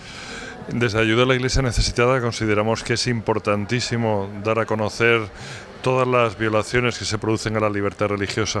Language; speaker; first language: Spanish; native; Spanish